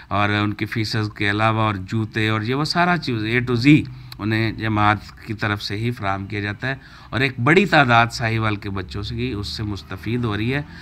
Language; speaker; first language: Urdu; non-native, local second language; Punjabi